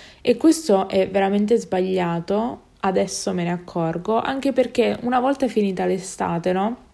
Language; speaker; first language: Italian; native; Italian